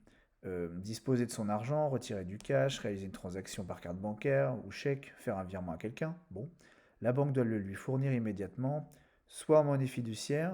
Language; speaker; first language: French; native; French